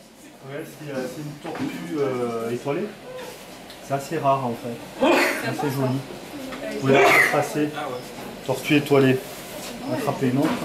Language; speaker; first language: French; native; French